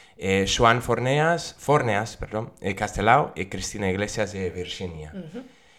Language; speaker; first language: Galician; non-native, fluent; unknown